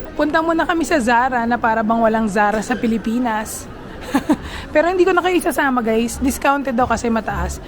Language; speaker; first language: Filipino; native; Filipino